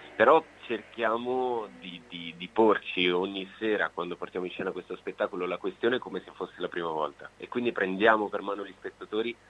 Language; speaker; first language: Italian; native; Italian